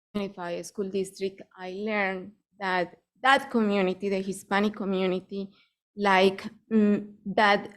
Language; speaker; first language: English; non-native, fluent; Spanish